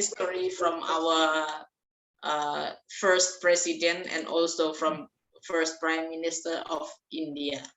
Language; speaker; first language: English; non-native, fluent; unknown